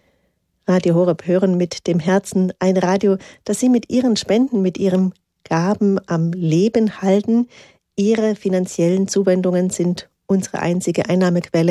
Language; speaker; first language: German; native; German